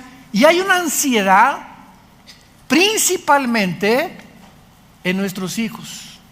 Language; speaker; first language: Spanish; native; Spanish